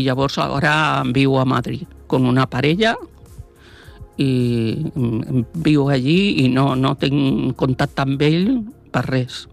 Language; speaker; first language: Catalan; non-native, local second language; Spanish